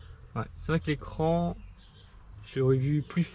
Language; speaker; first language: French; native; French